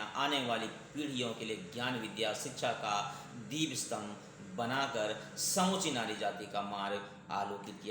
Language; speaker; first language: Hindi; native; Hindi